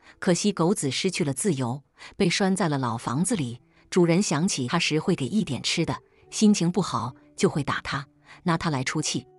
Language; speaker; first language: Chinese; native; Chinese